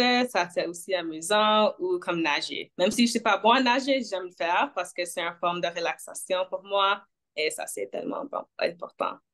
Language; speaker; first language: French; non-native, local second language; English